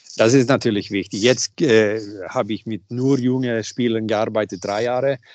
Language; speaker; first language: German; non-native, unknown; Swedish